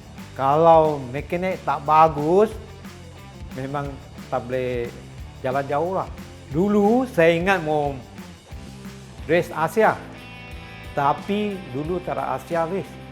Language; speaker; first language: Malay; non-native, local second language; Chinese